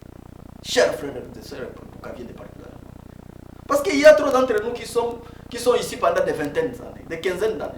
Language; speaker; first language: French; non-native, local second language; Swahili